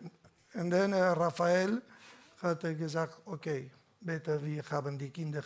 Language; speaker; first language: German; non-native, learner; Catalan